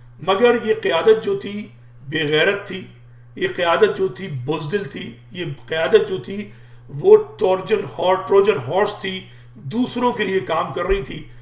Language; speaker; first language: Urdu; native; Urdu